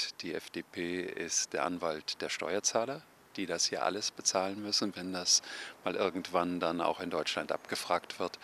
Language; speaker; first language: German; native; German